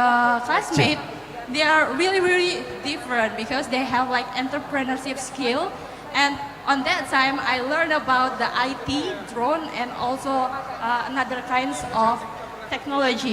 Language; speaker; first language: English; non-native, fluent; Indonesian